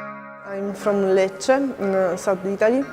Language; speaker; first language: English; non-native, learner; Italian